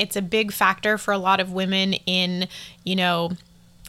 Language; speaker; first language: English; native; English